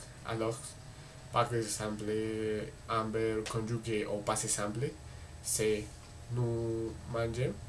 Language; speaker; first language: French; non-native, learner; Spanish